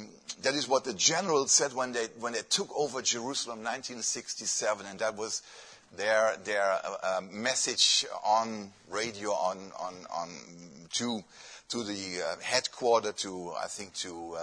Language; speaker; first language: English; non-native, fluent; German